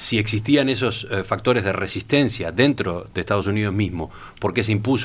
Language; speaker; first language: Spanish; native; Spanish